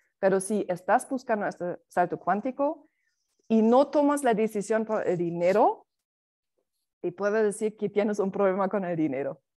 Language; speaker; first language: Spanish; non-native, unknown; German